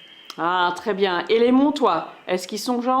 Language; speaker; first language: French; non-native, learner; Dutch